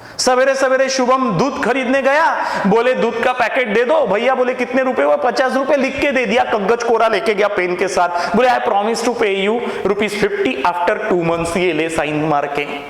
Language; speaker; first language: Hindi; non-native, local second language; Marathi